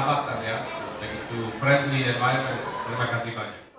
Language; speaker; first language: Indonesian; non-native, fluent; Slovak